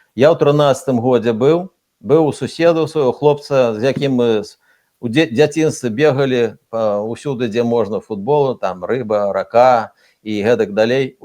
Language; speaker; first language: Belarusian; native; Belarusian